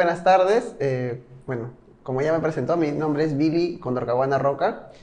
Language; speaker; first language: Spanish; native; Spanish